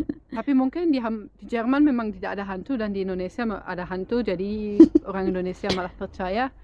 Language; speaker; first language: Indonesian; non-native, fluent; German